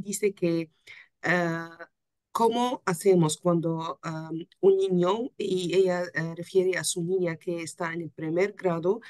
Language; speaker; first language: Spanish; non-native, fluent; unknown